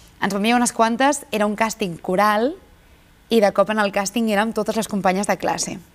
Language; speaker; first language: Catalan; native; Catalan